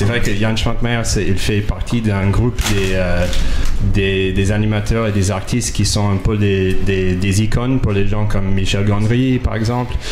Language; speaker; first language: French; non-native, fluent; English